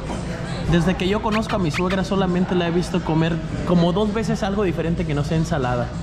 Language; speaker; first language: Spanish; native; Spanish